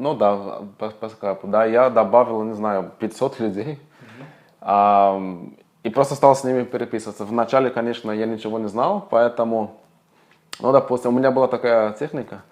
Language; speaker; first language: Russian; non-native, fluent; Portuguese